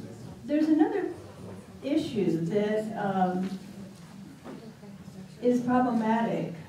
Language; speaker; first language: English; native; English